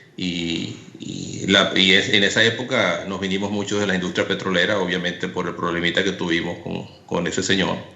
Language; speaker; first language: Spanish; native; Spanish